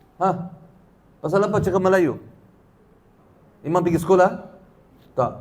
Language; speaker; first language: Malay; non-native, learner; Arabic